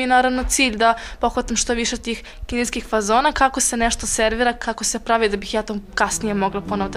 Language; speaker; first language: Serbian; native; Serbian